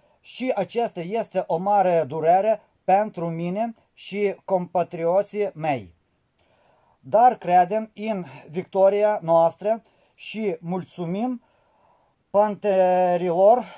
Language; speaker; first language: Romanian; non-native, learner; Ukrainian